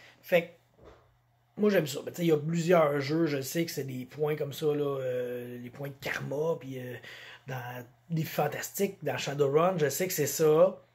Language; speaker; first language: French; native; French